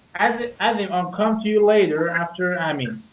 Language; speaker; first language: English; non-native, learner; Persian